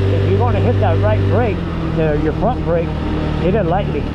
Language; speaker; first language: English; native; English